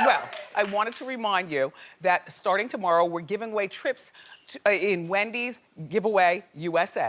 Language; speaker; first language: English; native; English